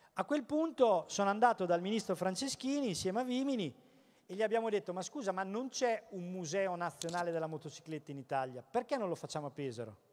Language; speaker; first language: Italian; native; Italian